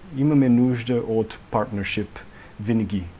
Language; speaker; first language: Bulgarian; non-native, learner; English